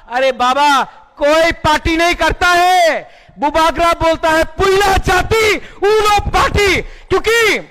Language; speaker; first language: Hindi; non-native, local second language; Kok Borok